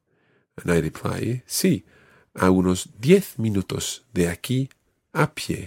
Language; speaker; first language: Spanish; non-native, fluent; English